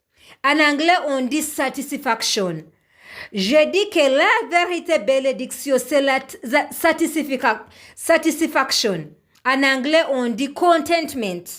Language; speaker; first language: French; non-native, learner; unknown